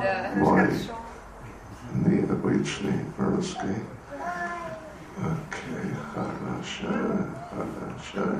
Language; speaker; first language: Russian; non-native, learner; English